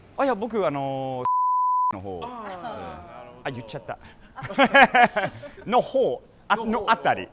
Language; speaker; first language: Japanese; non-native, fluent; English